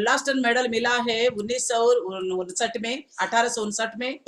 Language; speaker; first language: Hindi; non-native, local second language; Telugu